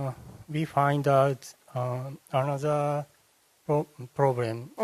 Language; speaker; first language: English; non-native, learner; Japanese